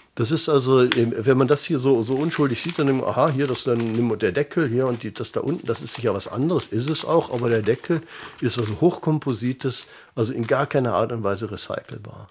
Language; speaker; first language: German; native; German